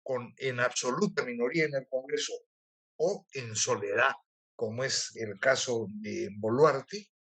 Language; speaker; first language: Spanish; native; Spanish